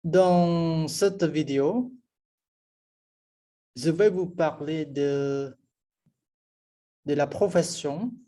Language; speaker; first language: French; non-native, fluent; Khmer